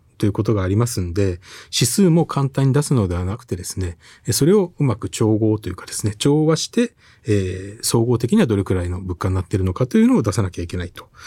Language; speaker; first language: Japanese; native; Japanese